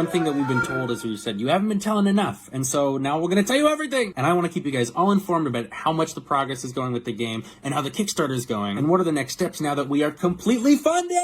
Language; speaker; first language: English; native; English